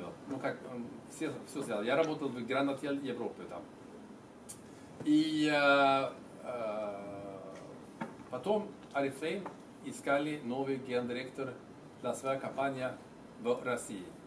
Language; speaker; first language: Russian; non-native, fluent; Swedish